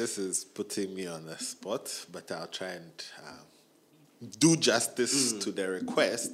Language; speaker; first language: English; non-native, local second language; Akan